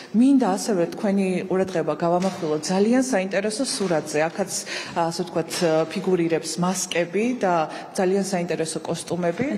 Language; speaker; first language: Georgian; native; Georgian